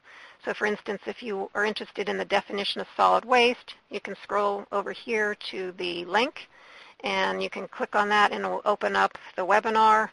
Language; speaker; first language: English; native; English